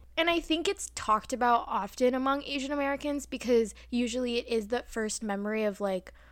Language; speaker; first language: English; native; English